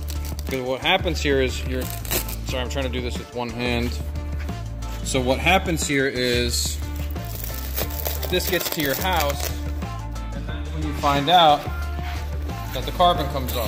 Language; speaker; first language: English; native; English